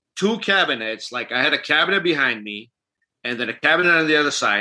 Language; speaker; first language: English; non-native, fluent; Armenian